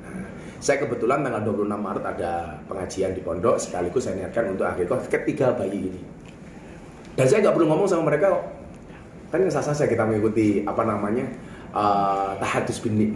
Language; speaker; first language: Indonesian; native; Indonesian